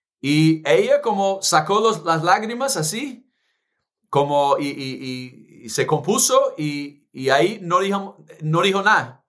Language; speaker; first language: Spanish; non-native, fluent; English